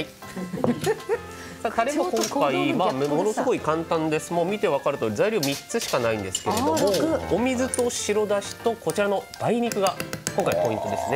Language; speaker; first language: Japanese; native; Japanese